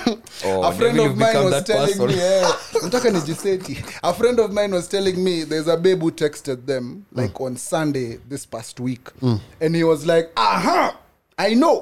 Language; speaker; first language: English; non-native, local second language; Swahili